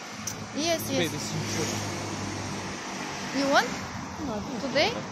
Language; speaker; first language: English; non-native, learner; Russian